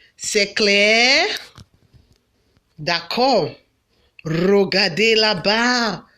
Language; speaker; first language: French; non-native, fluent; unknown